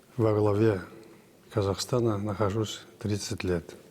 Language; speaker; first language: Russian; non-native, local second language; Kazakh